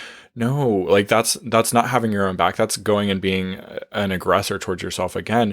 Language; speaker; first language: English; native; English